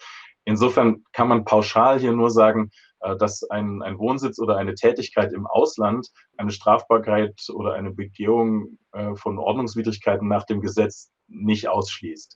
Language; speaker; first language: German; native; German